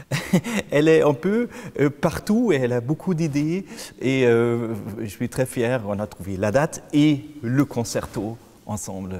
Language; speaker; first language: French; non-native, fluent; German